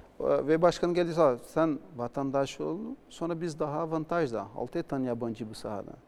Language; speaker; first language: Turkish; non-native, learner; Portuguese